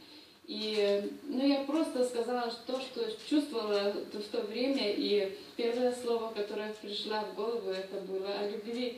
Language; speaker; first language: Russian; non-native, fluent; Lithuanian